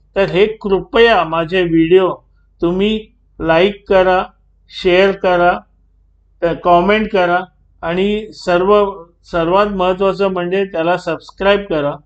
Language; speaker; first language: Marathi; native; Marathi